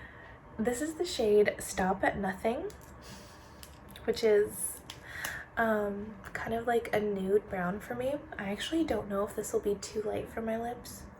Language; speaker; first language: English; native; English